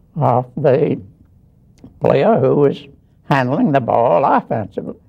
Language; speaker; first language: English; native; English